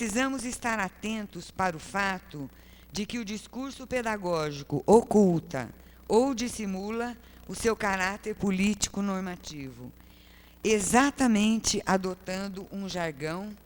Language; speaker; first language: Portuguese; native; Portuguese